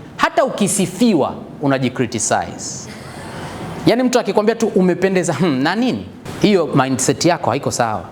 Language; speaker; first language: Swahili; non-native, local second language; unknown